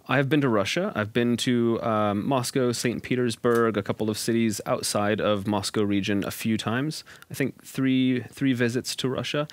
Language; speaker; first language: English; native; English